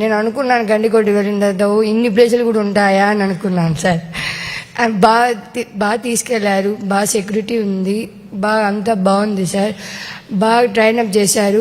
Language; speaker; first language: Telugu; native; Telugu